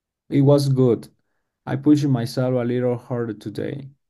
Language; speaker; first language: English; non-native, learner; Spanish